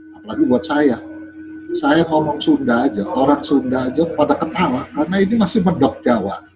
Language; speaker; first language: Indonesian; native; Indonesian